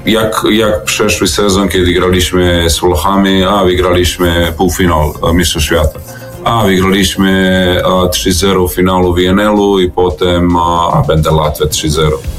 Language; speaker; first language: Polish; non-native, learner; Serbian